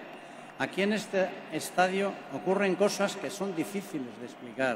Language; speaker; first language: Spanish; native; Spanish